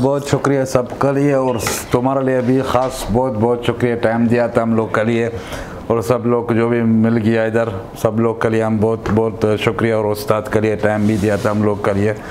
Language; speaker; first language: Hindi; non-native, learner; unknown